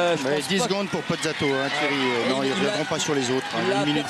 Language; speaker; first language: French; native; French